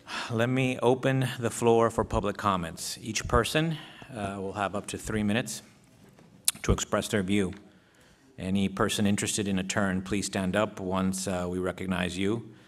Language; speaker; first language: English; non-native, local second language; Spanish